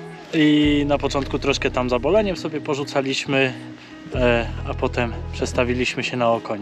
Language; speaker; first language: Polish; native; Polish